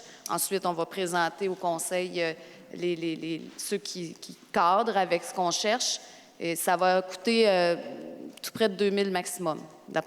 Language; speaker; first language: French; native; French